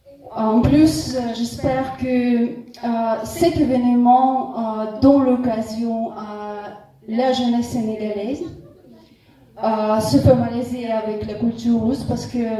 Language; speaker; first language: French; non-native, fluent; Russian